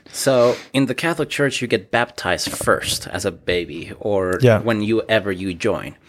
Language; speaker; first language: English; early bilingual, other home language; Spanish